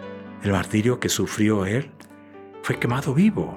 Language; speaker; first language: Spanish; native; Spanish